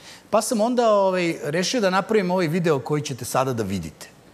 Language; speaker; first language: Serbian; native; Serbian